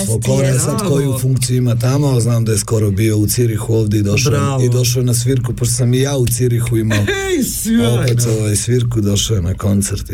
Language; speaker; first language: Serbian; native; Serbian